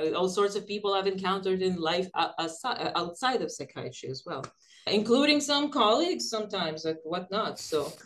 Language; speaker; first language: English; early bilingual, other home language; Ukrainian